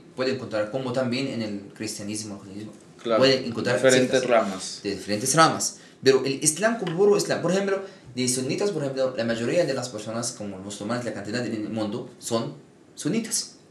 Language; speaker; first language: Spanish; non-native, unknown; Arabic